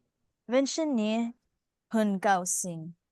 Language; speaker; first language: Chinese; non-native, learner; Filipino